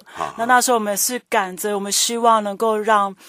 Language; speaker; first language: Chinese; native; Chinese